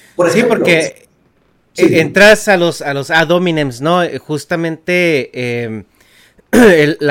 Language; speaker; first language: Spanish; native; Spanish